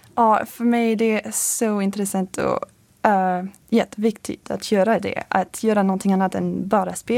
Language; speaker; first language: Swedish; non-native, learner; French